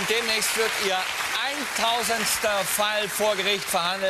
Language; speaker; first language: German; native; German